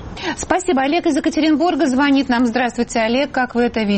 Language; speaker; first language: Russian; native; Russian